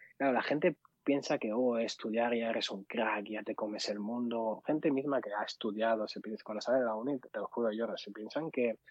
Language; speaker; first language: Spanish; early bilingual, other home language; Arabic